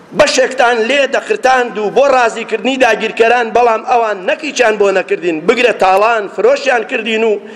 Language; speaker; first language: Central Kurdish; native; Central Kurdish